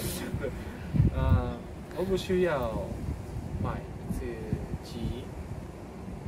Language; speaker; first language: Chinese; non-native, learner; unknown